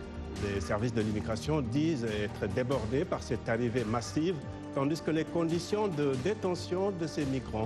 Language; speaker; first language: French; native; French